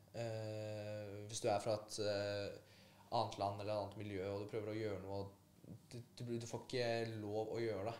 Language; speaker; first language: Norwegian; early bilingual, other home language; Polish